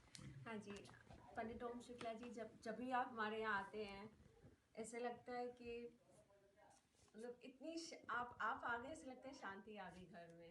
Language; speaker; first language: Hindi; native; Hindi